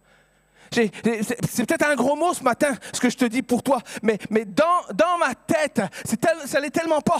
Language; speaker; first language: French; native; French